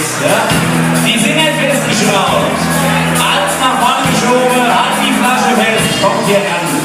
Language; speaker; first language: German; native; German